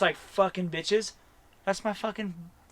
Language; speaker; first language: English; native; English